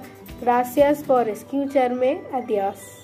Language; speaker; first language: Spanish; non-native, learner; Bangla